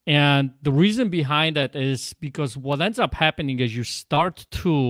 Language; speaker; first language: English; non-native, fluent; Polish